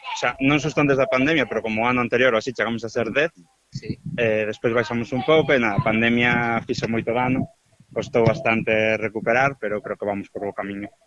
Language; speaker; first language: Galician; native; Galician